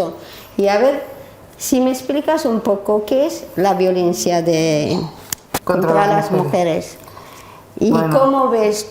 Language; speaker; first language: Spanish; non-native, learner; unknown